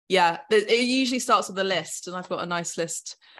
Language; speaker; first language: English; native; English